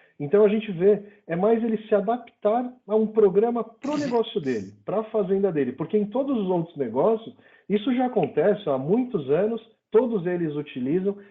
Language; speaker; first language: Portuguese; native; Portuguese